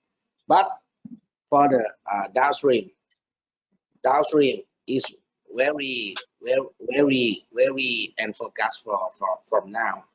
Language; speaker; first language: English; non-native, learner; Thai